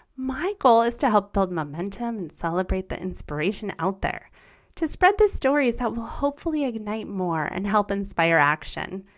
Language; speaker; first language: English; early bilingual, other home language; German